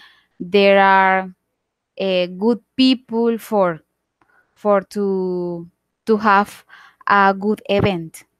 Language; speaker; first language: English; non-native, learner; Spanish